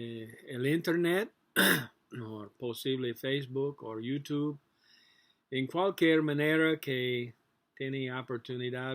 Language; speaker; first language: Spanish; non-native, learner; English